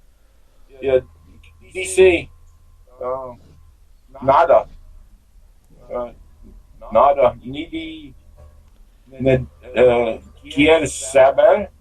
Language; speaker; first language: Spanish; non-native, learner; English